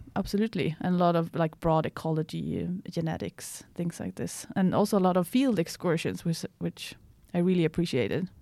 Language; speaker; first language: English; non-native, fluent; Swedish